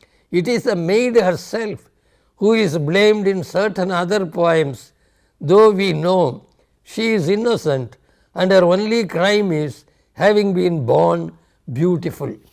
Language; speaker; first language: English; non-native, local second language; Tamil